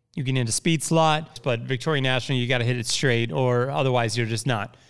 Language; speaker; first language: English; native; English